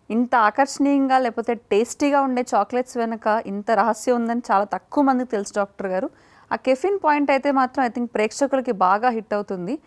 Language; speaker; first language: Telugu; native; Telugu